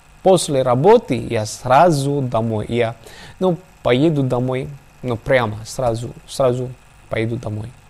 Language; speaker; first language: Russian; non-native, learner; Javanese